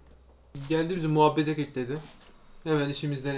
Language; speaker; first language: Turkish; native; Turkish